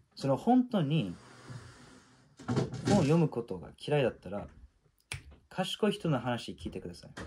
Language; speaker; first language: Japanese; non-native, fluent; English